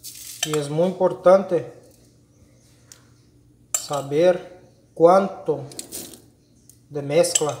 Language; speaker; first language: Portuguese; non-native, learner; Spanish